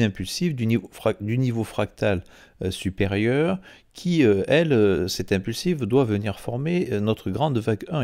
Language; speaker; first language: French; native; French